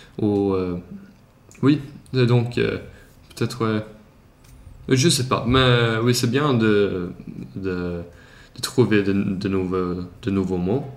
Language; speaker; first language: French; non-native, learner; Swedish